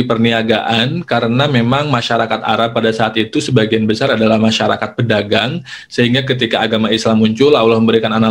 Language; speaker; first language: Indonesian; native; Indonesian